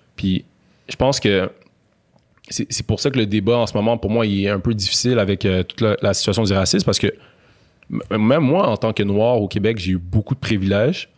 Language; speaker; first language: French; native; French